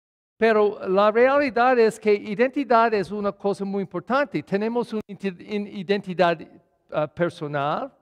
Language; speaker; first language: Spanish; non-native, fluent; English